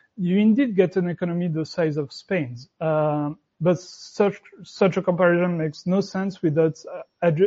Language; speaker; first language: English; non-native, fluent; French